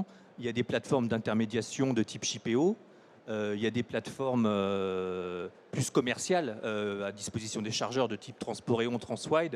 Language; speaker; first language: French; native; French